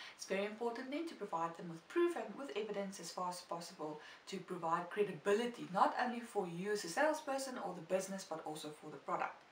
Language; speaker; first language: English; non-native, local second language; Afrikaans